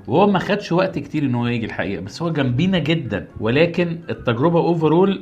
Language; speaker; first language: Arabic; native; Arabic